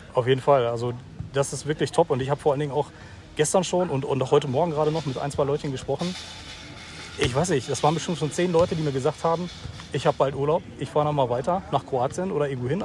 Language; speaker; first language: German; native; German